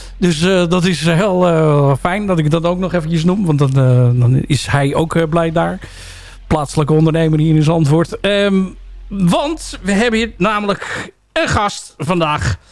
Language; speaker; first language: Dutch; native; Dutch